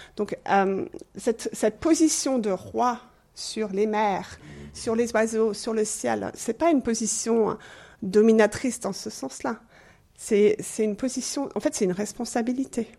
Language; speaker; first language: French; non-native, fluent; English